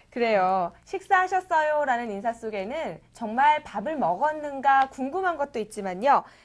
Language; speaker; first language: Korean; native; Korean